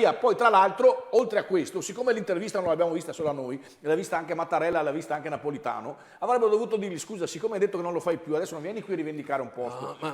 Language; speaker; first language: Italian; native; Italian